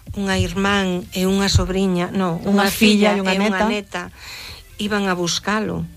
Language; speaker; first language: Galician; native; Galician